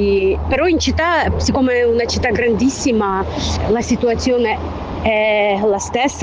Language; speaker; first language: Italian; non-native, fluent; Ukrainian